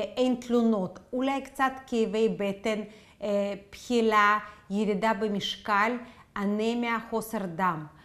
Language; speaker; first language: Hebrew; non-native, fluent; Russian